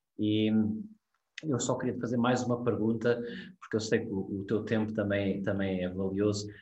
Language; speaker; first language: Portuguese; native; Portuguese